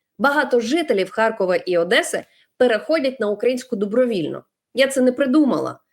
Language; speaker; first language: Ukrainian; non-native, local second language; Russian